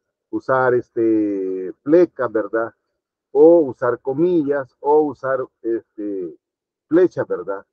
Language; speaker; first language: Spanish; native; Spanish